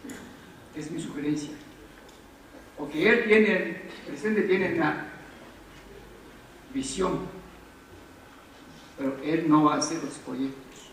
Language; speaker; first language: Spanish; non-native, fluent; Chinese